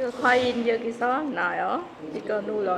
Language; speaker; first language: Korean; non-native, learner; Vietnamese